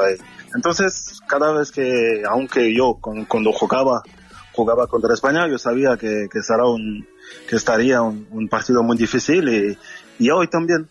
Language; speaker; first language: Spanish; non-native, fluent; French